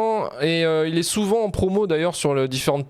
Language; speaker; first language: French; native; French